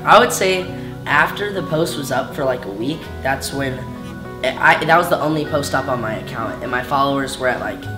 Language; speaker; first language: English; native; English